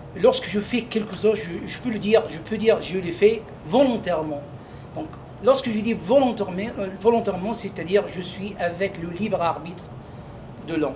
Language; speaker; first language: French; non-native, fluent; Arabic